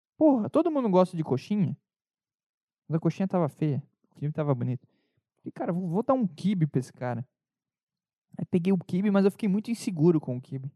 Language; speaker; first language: Portuguese; native; Portuguese